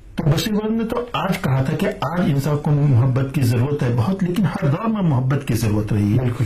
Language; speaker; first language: Urdu; native; Urdu